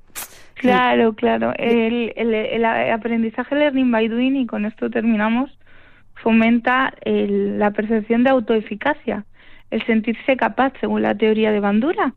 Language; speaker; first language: Spanish; native; Spanish